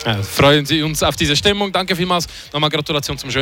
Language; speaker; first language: German; native; German